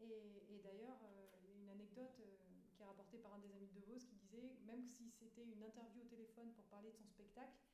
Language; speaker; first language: French; native; French